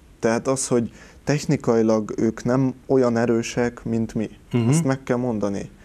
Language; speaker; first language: Hungarian; native; Hungarian